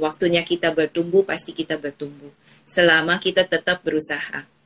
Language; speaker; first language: Indonesian; non-native, fluent; Filipino